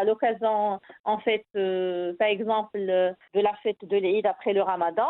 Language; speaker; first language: French; non-native, local second language; Arabic